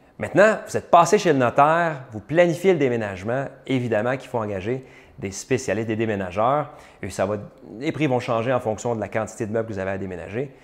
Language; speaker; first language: French; native; French